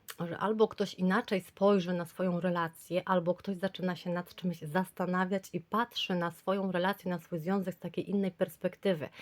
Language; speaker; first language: Polish; native; Polish